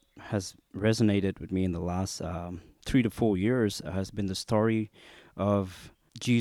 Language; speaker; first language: English; non-native, local second language; Khasi